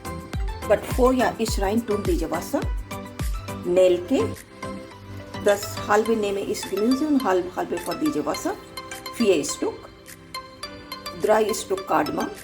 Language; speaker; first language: German; non-native, learner; Hindi